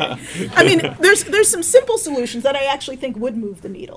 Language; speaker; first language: English; native; English